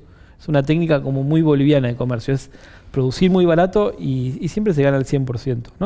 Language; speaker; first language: Spanish; native; Spanish